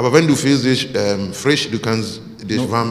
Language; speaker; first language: German; non-native, learner; English